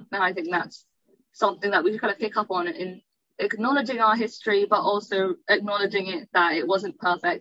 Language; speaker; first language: English; native; English